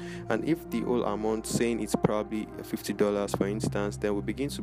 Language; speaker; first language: English; non-native, local second language; Yoruba